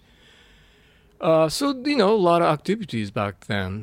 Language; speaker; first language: English; non-native, fluent; Japanese